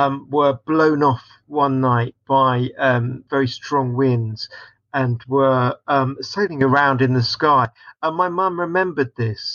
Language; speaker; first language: English; native; English